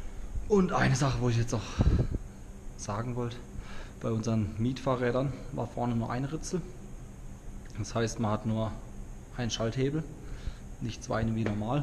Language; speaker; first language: German; native; German